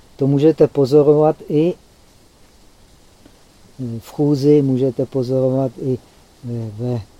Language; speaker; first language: Czech; native; Czech